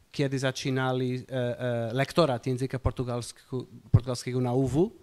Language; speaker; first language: Polish; non-native, fluent; Portuguese